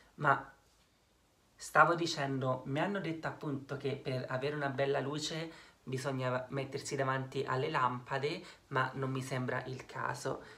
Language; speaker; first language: Italian; native; Italian